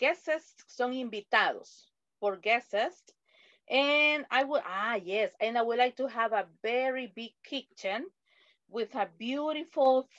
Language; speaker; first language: English; non-native, fluent; Spanish